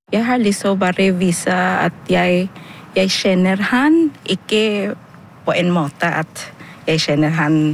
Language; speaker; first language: Norwegian; non-native, learner; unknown